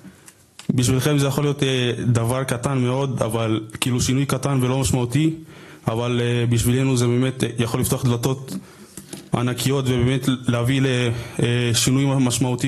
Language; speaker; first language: Hebrew; early bilingual, other home language; Tigrinya